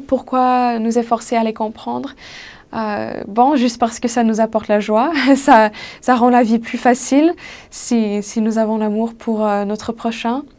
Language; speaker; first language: French; non-native, fluent; English